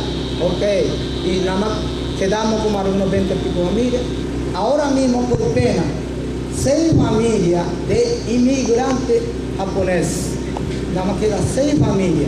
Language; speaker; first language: Spanish; non-native, learner; Japanese